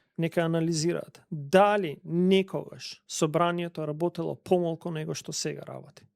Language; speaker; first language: Macedonian; non-native, local second language; Albanian